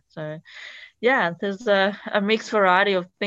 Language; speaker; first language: English; non-native, fluent; Italian